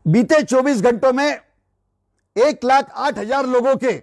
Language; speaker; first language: Hindi; non-native, local second language; Marathi